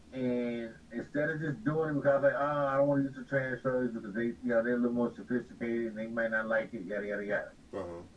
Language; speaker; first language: English; native; English